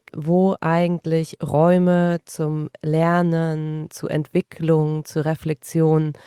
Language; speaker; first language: German; native; German